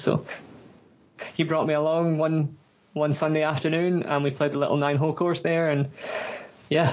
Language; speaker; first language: English; native; English